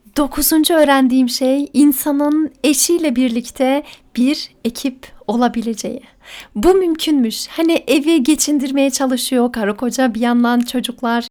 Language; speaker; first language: Turkish; native; Turkish